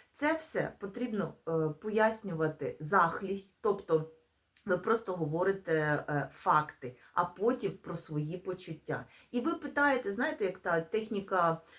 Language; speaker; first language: Ukrainian; non-native, local second language; Russian